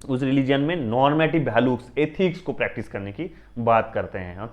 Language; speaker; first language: Hindi; non-native, local second language; Bangla